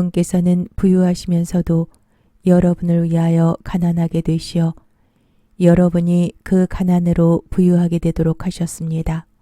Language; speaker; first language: Korean; native; Korean